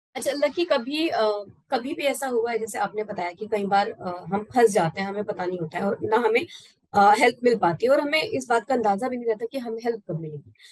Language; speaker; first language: Hindi; native; Hindi